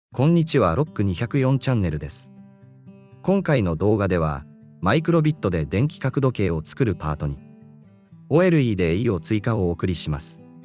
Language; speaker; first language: Japanese; native; Japanese